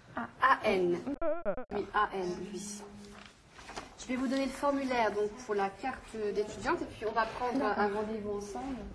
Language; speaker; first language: French; native; French